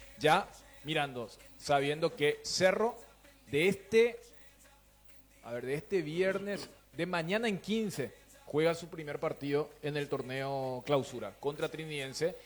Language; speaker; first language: Spanish; native; Spanish